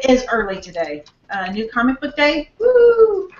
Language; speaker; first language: English; native; English